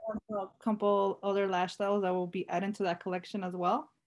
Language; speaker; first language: English; native; English